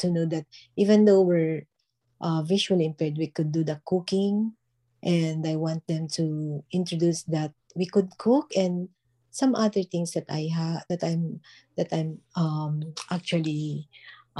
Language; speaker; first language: English; non-native, local second language; Filipino